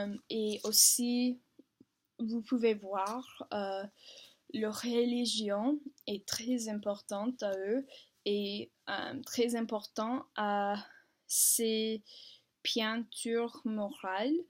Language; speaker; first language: French; non-native, learner; English